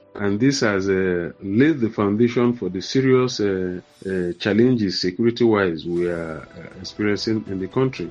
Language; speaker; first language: English; non-native, local second language; Igbo